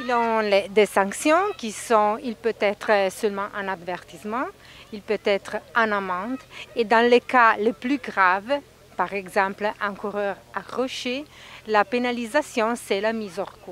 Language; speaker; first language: French; non-native, fluent; Italian